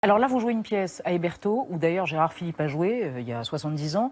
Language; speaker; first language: French; native; French